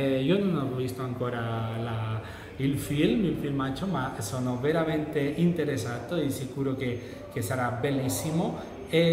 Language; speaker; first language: Italian; non-native, fluent; Catalan